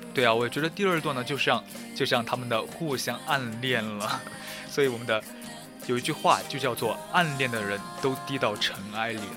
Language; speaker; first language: Chinese; native; Chinese